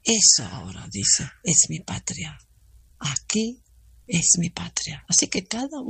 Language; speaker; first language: Spanish; non-native, learner; German